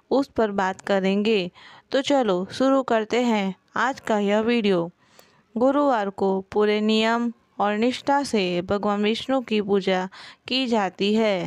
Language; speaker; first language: Hindi; non-native, local second language; Gujarati